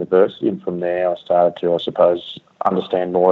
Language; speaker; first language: English; native; English